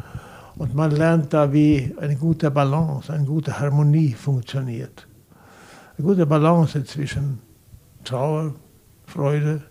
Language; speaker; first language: German; non-native, fluent; Swedish